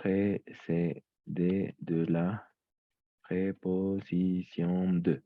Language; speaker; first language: French; native; French